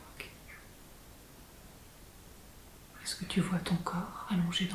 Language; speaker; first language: French; native; French